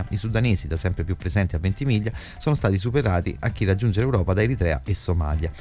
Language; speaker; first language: Italian; native; Italian